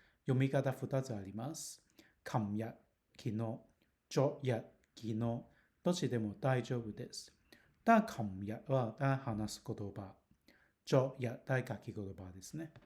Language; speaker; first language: Japanese; non-native, learner; Cantonese